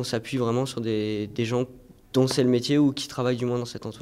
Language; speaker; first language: French; native; French